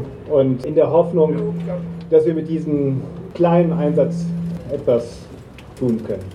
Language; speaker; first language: German; native; German